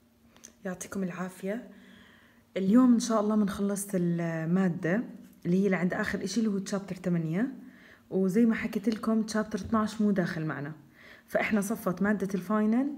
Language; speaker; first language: Arabic; native; Arabic